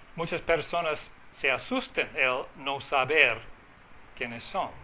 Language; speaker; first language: Spanish; non-native, fluent; English